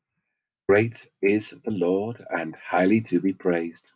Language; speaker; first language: English; native; English